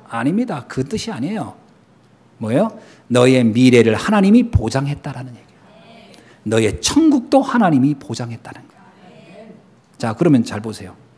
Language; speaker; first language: Korean; native; Korean